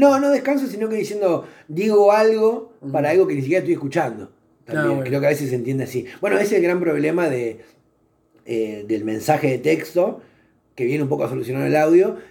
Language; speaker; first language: Spanish; native; Spanish